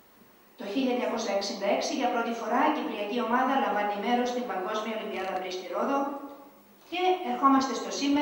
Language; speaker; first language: Greek; native; Greek